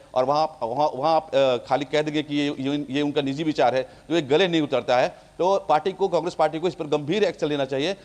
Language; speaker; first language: Hindi; native; Hindi